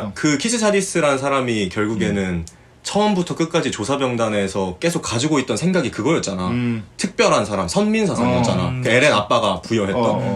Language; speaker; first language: Korean; native; Korean